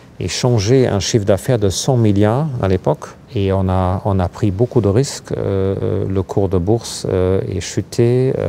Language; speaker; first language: French; non-native, fluent; German